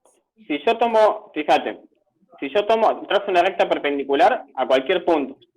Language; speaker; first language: Spanish; native; Spanish